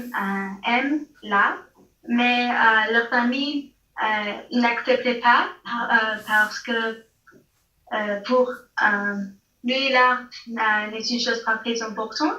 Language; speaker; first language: French; non-native, learner; English